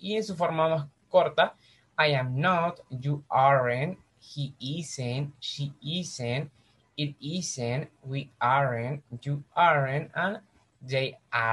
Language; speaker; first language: English; non-native, fluent; Spanish